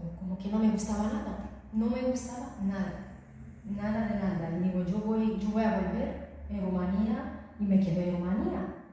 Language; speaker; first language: Spanish; non-native, fluent; Romanian